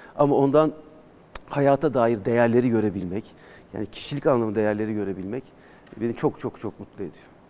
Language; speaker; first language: Turkish; native; Turkish